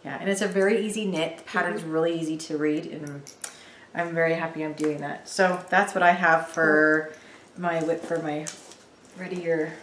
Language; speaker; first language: English; native; English